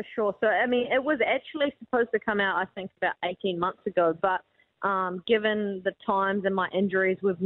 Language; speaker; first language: English; native; English